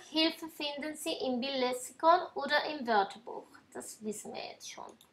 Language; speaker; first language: German; non-native, fluent; Spanish